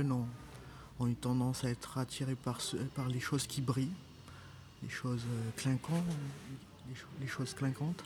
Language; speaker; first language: French; non-native, local second language; Malagasy